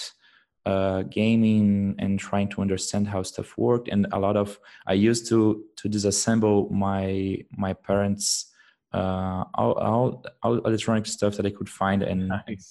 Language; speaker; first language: English; non-native, fluent; Portuguese